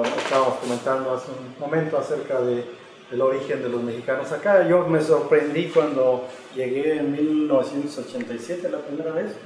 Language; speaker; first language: Spanish; native; Spanish